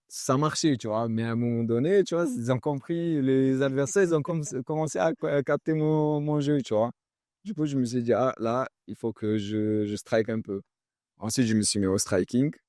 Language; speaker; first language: French; early bilingual, other home language; Chechen